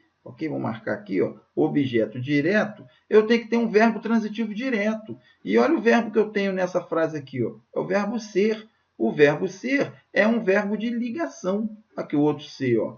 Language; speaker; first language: Portuguese; native; Portuguese